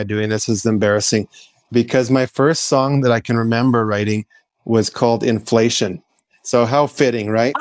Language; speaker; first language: English; native; English